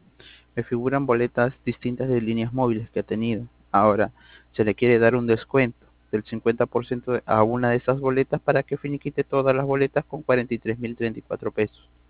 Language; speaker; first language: Spanish; native; Spanish